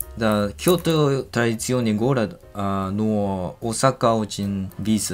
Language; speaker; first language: Russian; non-native, fluent; Japanese